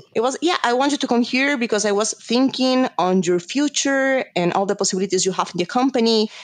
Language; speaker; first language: English; non-native, fluent; Spanish